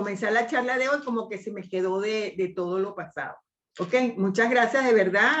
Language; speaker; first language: Spanish; native; Spanish